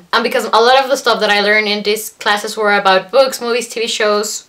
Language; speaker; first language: English; non-native, fluent; Spanish